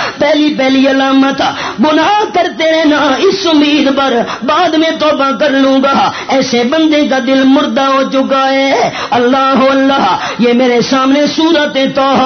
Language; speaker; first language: Urdu; non-native, local second language; Northern Hindko